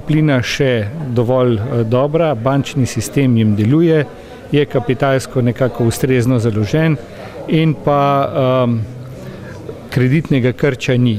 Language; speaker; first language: Slovenian; native; Slovenian